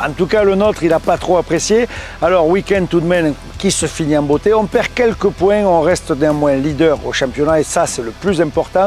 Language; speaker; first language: French; native; French